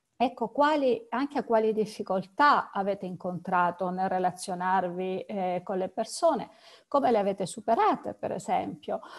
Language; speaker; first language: Italian; native; Italian